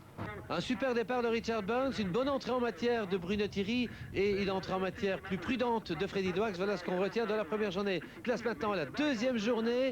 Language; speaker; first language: French; native; French